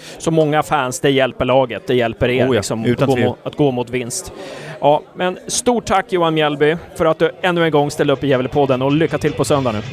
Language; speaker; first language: Swedish; native; Swedish